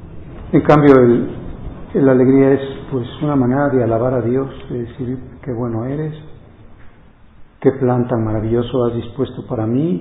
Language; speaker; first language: Spanish; native; Spanish